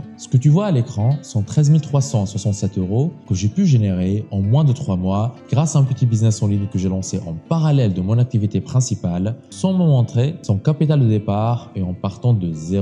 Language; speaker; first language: French; native; French